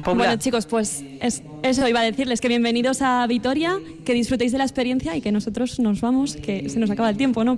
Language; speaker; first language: Spanish; native; Spanish